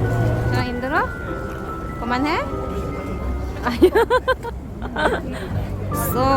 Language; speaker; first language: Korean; non-native, learner; Filipino